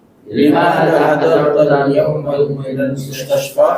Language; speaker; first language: Arabic; non-native, learner; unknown